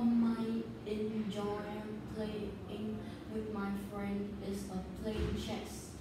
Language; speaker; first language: English; non-native, learner; Vietnamese